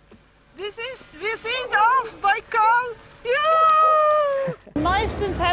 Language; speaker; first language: German; non-native, learner; Dutch